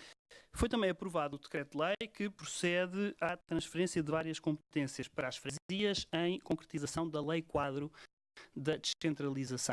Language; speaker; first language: Portuguese; native; Portuguese